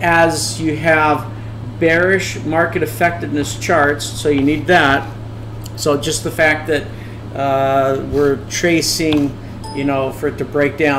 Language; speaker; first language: English; native; English